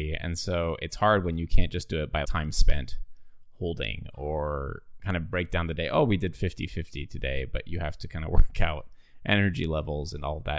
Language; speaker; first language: English; native; English